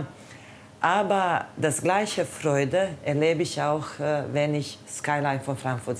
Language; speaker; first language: German; non-native, fluent; Croatian